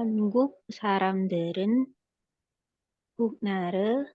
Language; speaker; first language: Korean; non-native, learner; Indonesian